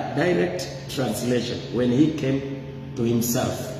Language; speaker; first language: English; non-native, local second language; Swahili